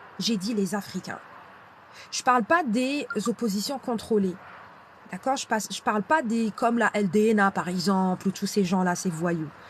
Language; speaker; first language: French; non-native, local second language; Arabic